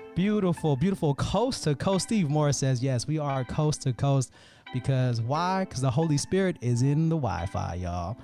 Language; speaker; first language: English; native; English